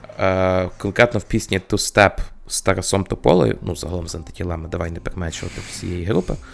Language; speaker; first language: Ukrainian; native; Ukrainian